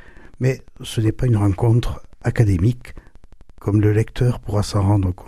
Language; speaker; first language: French; native; French